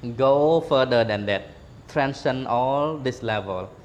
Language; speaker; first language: English; non-native, fluent; Khmer